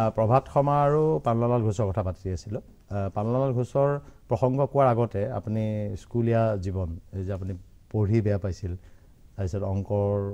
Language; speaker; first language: Assamese; native; Assamese